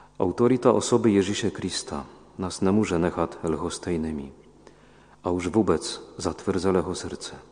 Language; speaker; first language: Czech; non-native, fluent; Polish